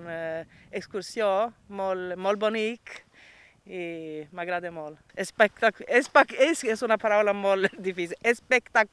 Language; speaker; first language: Catalan; non-native, learner; Swedish